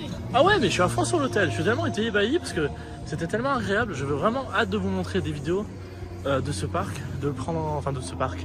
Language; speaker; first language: French; native; French